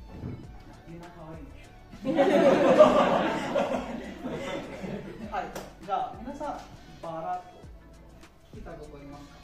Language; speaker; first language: Japanese; non-native, learner; Punjabi